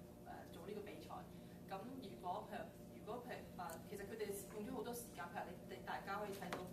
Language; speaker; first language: Cantonese; early bilingual, other home language; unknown